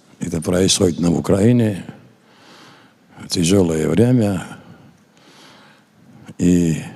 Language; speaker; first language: Russian; non-native, local second language; Georgian